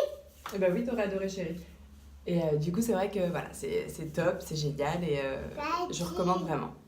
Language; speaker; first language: French; native; French